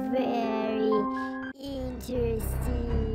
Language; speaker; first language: English; non-native, learner; Russian